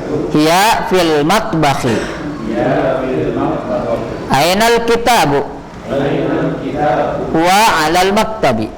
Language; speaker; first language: Arabic; non-native, fluent; Indonesian